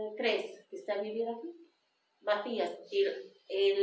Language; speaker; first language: Spanish; non-native, learner; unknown